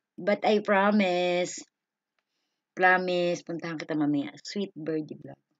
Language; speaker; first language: Filipino; native; Filipino